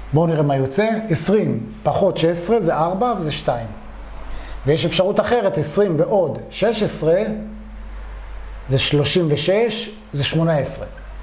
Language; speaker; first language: Hebrew; native; Hebrew